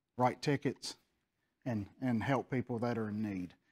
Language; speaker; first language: English; native; English